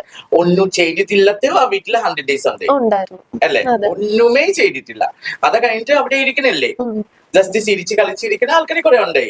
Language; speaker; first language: Malayalam; non-native, local second language; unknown